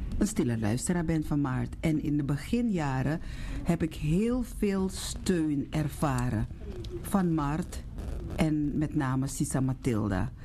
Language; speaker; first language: Dutch; native; Dutch